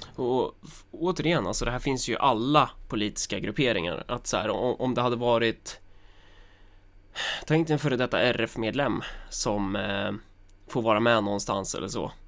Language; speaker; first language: Swedish; native; Swedish